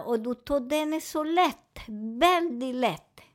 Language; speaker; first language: Swedish; non-native, fluent; Spanish